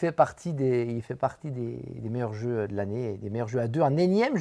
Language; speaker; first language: French; native; French